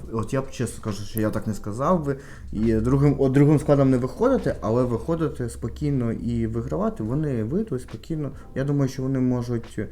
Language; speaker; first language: Ukrainian; non-native, local second language; Russian